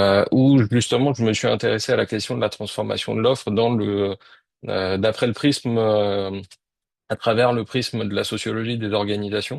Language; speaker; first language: French; native; French